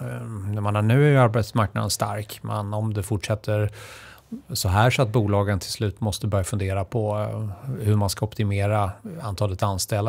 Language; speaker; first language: Swedish; native; Swedish